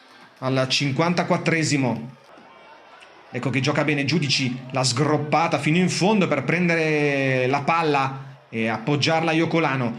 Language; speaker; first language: Italian; native; Italian